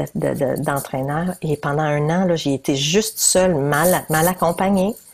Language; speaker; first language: French; native; French